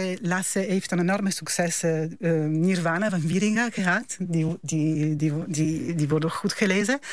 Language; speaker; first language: Dutch; non-native, fluent; Italian